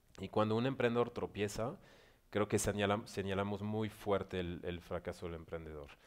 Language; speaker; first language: Spanish; non-native, fluent; French